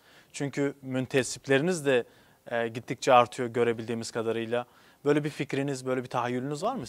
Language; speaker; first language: Turkish; non-native, local second language; Kurdish